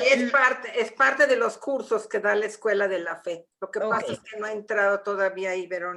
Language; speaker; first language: Spanish; native; Spanish